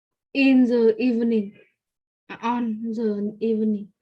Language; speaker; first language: English; non-native, learner; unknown